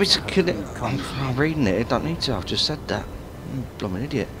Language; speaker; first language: English; native; English